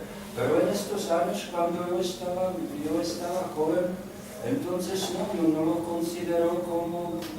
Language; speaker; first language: Spanish; non-native, learner; Czech